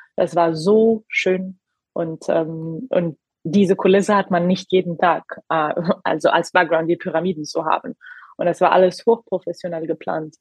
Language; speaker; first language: German; non-native, fluent; Arabic